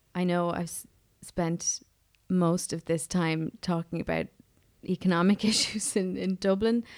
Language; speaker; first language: English; native; English